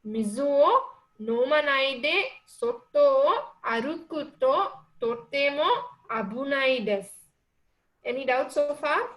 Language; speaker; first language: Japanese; non-native, fluent; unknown